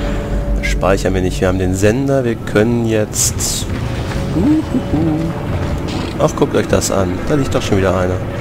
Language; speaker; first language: German; native; German